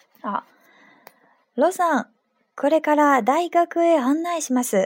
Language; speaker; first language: Japanese; non-native, fluent; Chinese